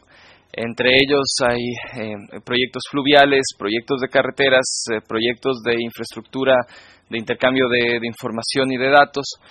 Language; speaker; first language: Spanish; native; Spanish